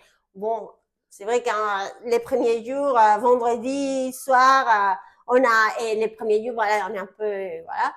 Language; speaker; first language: French; native; French